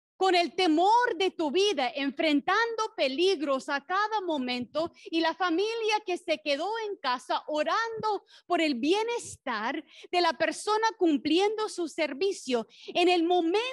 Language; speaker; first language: Spanish; non-native, fluent; English